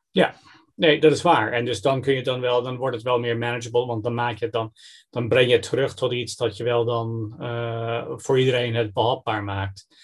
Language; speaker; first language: Dutch; non-native, fluent; English